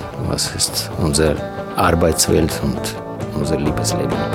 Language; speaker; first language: German; non-native, fluent; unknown